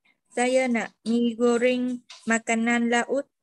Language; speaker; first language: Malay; non-native, learner; Vietnamese